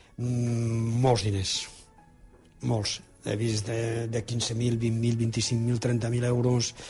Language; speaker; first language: Catalan; native; Catalan